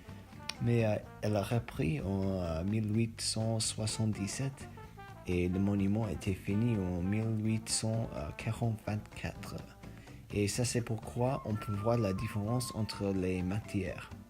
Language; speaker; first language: French; non-native, learner; English